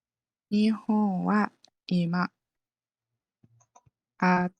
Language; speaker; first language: Japanese; non-native, fluent; Malay